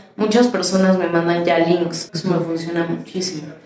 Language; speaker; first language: Spanish; native; Spanish